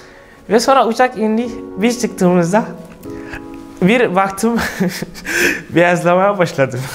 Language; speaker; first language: Turkish; non-native, fluent; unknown